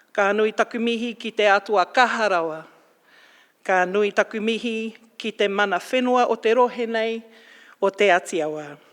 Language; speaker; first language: Māori; non-native, local second language; Samoan